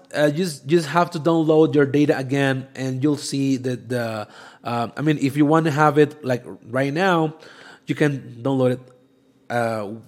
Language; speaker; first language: English; non-native, fluent; Spanish